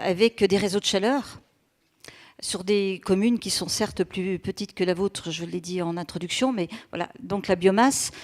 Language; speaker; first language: French; native; French